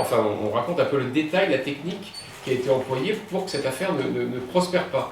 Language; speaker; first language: French; native; French